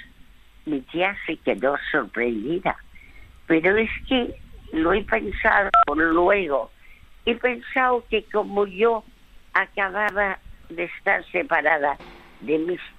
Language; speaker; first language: Spanish; early bilingual, other home language; French